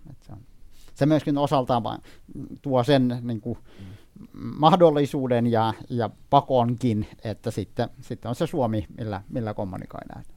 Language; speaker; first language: Finnish; non-native, fluent; Kurdish